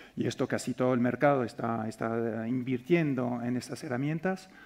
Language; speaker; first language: Spanish; non-native, fluent; French